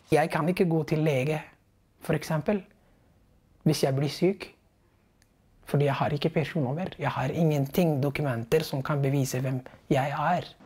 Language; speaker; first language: Norwegian; non-native, fluent; Somali